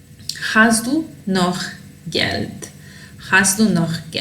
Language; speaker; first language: German; non-native, fluent; Serbian